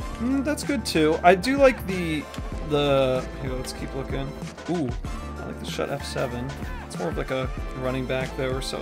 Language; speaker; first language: English; native; English